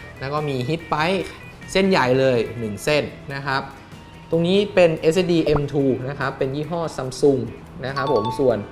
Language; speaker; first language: Thai; native; Thai